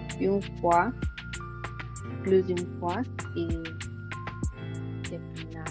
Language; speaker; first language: French; non-native, learner; Yoruba